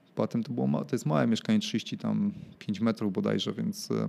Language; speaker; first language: Polish; native; Polish